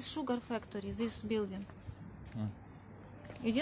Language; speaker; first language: English; non-native, learner; Russian